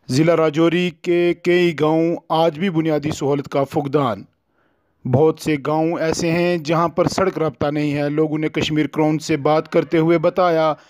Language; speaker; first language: Urdu; non-native, local second language; Kashmiri